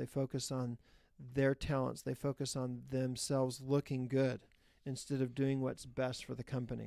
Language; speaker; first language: English; native; English